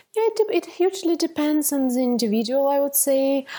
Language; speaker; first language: English; non-native, fluent; Ukrainian